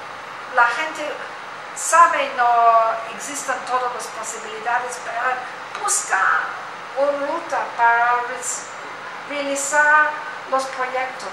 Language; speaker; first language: Spanish; non-native, learner; English